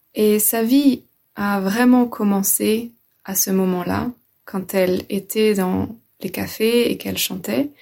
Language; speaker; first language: French; native; French